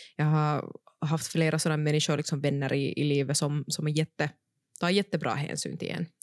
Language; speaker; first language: Swedish; native; Swedish